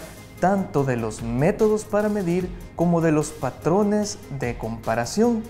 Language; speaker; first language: Spanish; native; Spanish